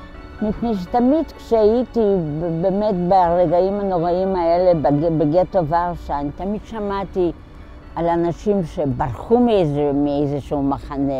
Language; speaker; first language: Hebrew; non-native, fluent; Polish